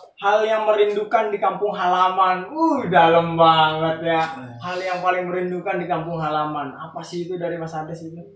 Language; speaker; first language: Indonesian; native; Indonesian